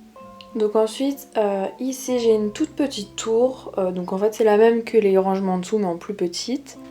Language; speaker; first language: French; native; French